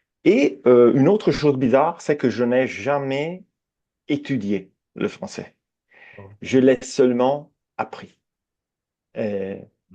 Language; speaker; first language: French; non-native, fluent; Italian